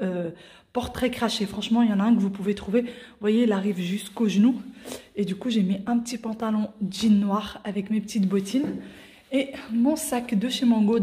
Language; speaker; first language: French; native; French